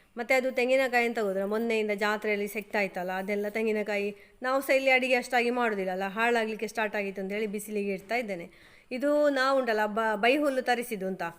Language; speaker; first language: Kannada; non-native, local second language; Tulu